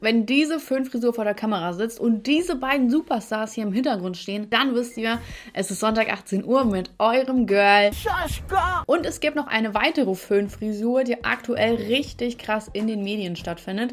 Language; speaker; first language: German; native; German